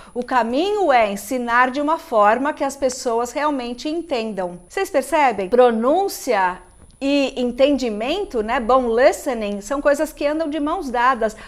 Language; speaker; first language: Portuguese; native; Portuguese